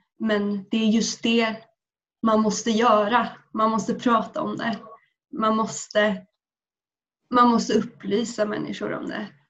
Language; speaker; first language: Swedish; early bilingual, other home language; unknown